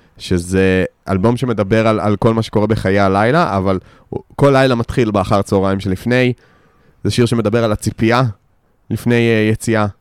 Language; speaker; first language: Hebrew; native; Hebrew